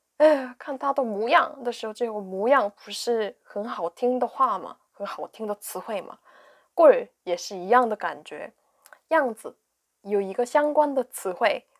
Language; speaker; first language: Chinese; non-native, fluent; Korean